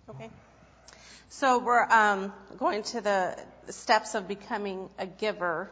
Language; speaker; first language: English; native; English